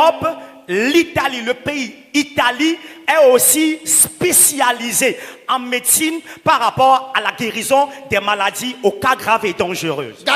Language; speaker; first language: French; non-native, local second language; Ewe